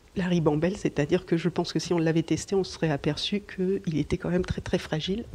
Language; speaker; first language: French; native; French